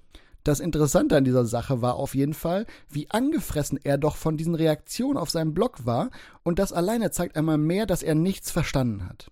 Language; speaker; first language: German; native; German